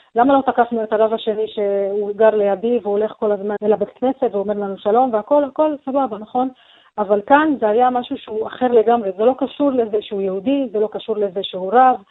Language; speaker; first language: Hebrew; non-native, local second language; Arabic